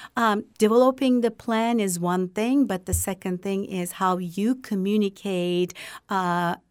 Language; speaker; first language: English; non-native, fluent; Turkish